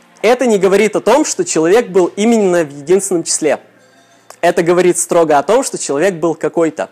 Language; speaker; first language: Russian; native; Russian